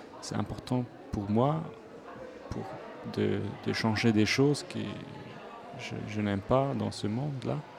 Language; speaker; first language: French; non-native, local second language; Swiss German